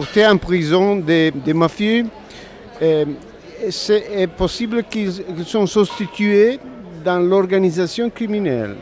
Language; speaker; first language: French; non-native, learner; Italian